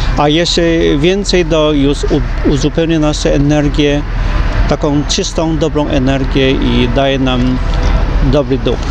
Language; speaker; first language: Polish; non-native, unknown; Chinese